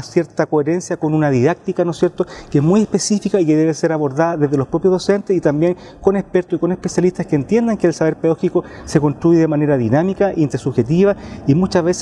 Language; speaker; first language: Spanish; native; Spanish